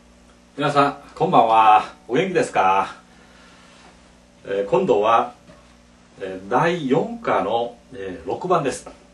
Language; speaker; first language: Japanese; non-native, fluent; Korean